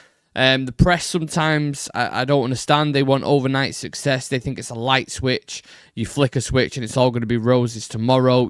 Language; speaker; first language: English; native; English